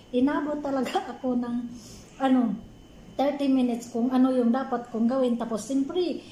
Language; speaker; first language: Filipino; non-native, local second language; Cebuano